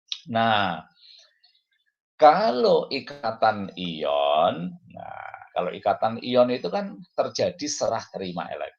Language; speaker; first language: Indonesian; native; Indonesian